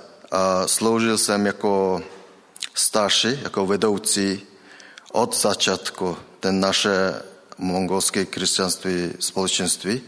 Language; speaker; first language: Czech; non-native, learner; Mongolian